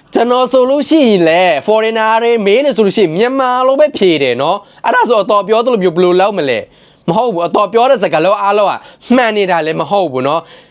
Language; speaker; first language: Burmese; non-native, local second language; Mon